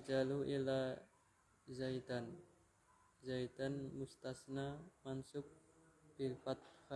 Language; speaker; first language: Arabic; non-native, learner; Indonesian